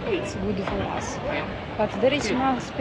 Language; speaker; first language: English; non-native, learner; Italian